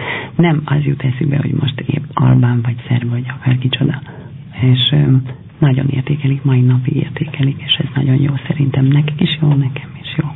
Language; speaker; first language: Hungarian; non-native, fluent; Albanian